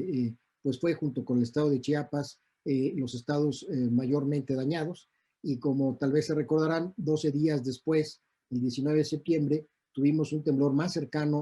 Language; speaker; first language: Spanish; native; Spanish